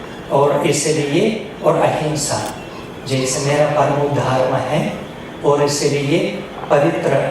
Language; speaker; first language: Hindi; non-native, fluent; Russian